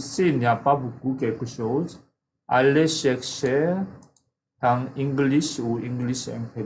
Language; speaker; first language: French; non-native, fluent; Korean